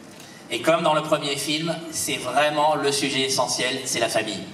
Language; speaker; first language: French; native; French